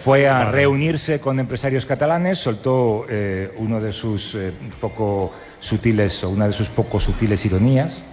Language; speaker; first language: Spanish; native; Spanish